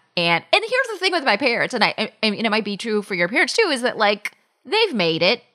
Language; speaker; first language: English; native; English